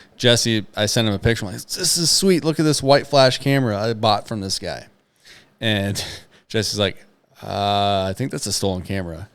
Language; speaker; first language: English; native; English